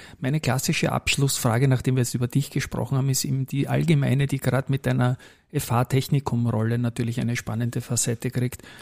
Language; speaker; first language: German; native; German